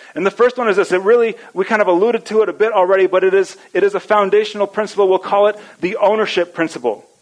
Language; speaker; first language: English; native; English